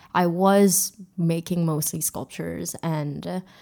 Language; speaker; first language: English; early bilingual, other home language; Korean